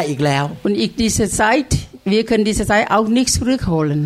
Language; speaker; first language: German; non-native, learner; Thai